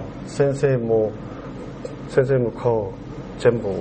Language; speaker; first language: Japanese; non-native, learner; Korean